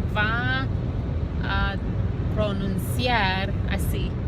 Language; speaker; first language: Spanish; non-native, learner; Romanian